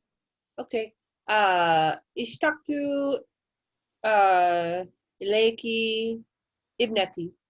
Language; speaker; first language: Arabic; non-native, learner; English